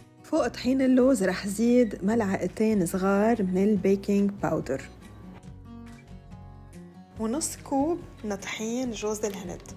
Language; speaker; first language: Arabic; native; Arabic